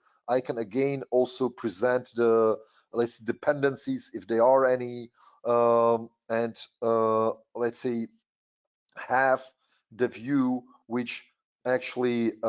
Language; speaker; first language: English; non-native, fluent; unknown